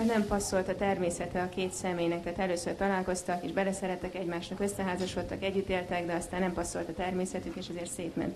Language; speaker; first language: Hungarian; native; Hungarian